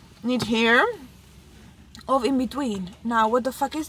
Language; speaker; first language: Dutch; non-native, learner; Italian